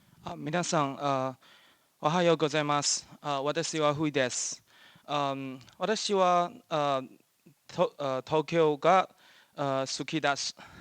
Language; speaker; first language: Japanese; non-native, learner; Chinese